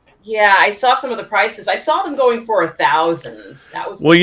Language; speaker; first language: English; native; English